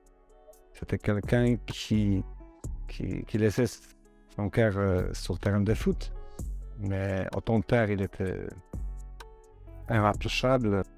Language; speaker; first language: French; non-native, learner; Polish